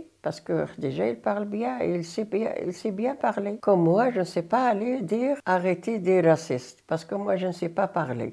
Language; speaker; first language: French; non-native, learner; Arabic